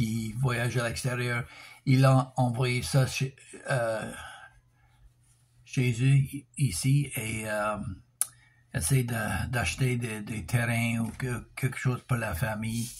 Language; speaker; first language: French; non-native, local second language; English